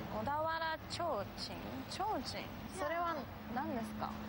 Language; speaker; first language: Japanese; non-native, learner; English